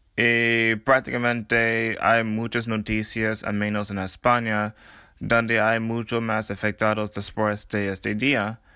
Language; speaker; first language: Spanish; non-native, learner; English